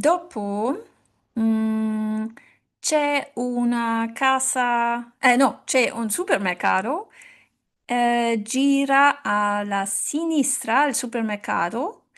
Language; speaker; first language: Italian; non-native, learner; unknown